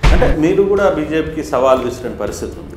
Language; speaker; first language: Telugu; native; Telugu